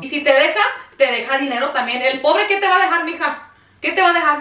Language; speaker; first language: Spanish; early bilingual, heritage; Spanish